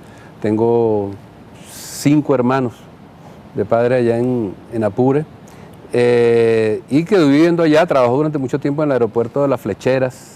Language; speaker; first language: Spanish; native; Spanish